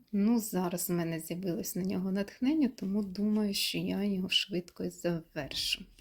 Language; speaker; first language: Ukrainian; non-native, local second language; Russian